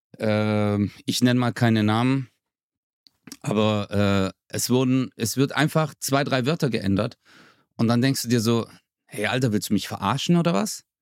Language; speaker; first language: German; early bilingual, other home language; Turkish